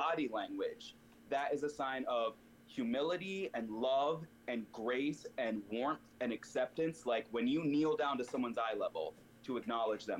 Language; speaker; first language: English; native; English